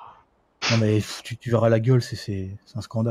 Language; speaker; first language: French; native; French